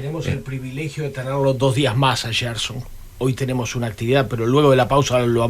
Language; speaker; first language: Spanish; native; Spanish